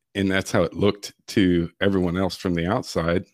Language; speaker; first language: English; native; English